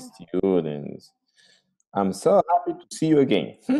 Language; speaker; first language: English; non-native, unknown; Spanish